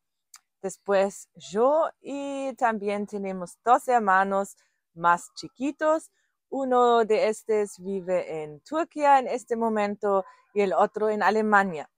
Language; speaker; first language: Spanish; non-native, fluent; German